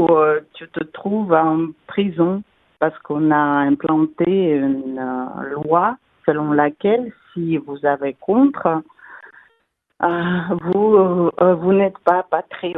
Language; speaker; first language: French; non-native, fluent; Russian